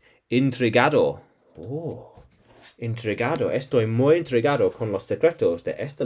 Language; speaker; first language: Spanish; non-native, learner; English